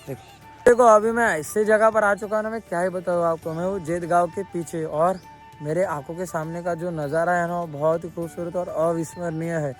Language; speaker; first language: Hindi; non-native, local second language; Marathi